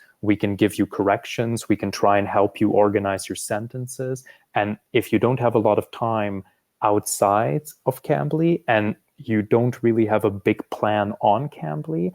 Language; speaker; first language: English; non-native, fluent; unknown